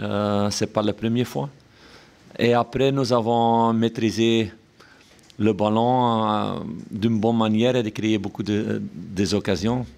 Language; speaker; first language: French; non-native, local second language; Dutch